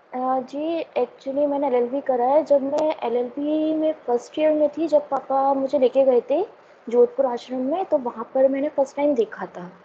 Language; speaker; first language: Hindi; native; Hindi